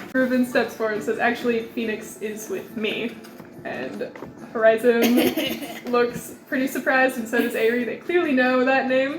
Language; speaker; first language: English; native; English